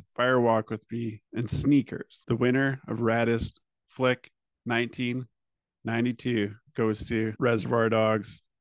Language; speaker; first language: English; native; English